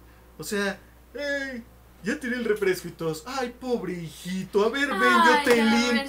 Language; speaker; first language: Spanish; native; Spanish